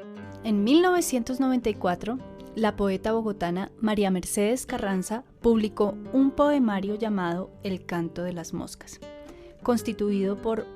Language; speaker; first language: Spanish; native; Spanish